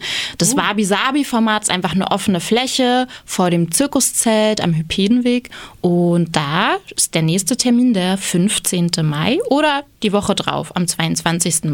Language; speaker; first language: German; native; German